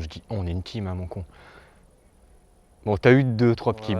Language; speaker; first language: French; native; French